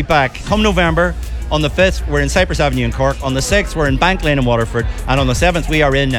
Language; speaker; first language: English; native; English